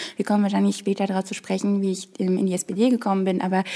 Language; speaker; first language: German; non-native, fluent; Arabic